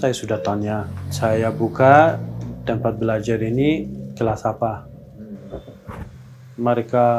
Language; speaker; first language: Indonesian; non-native, learner; Persian